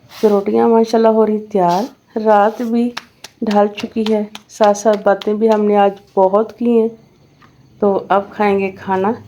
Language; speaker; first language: Urdu; native; Urdu